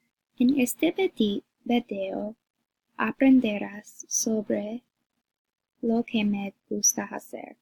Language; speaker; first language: Spanish; non-native, learner; English